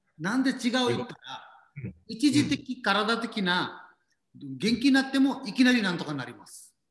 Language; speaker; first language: Japanese; non-native, learner; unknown